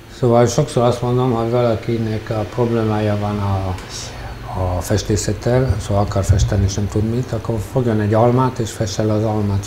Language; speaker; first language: Hungarian; early bilingual, heritage; Hungarian